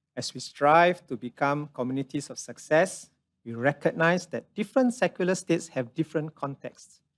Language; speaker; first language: English; non-native, local second language; Malay